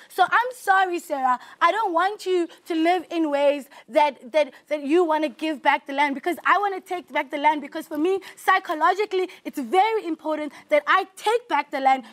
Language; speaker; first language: English; non-native, local second language; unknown